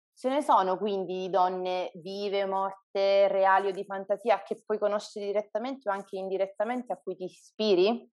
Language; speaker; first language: Italian; native; Italian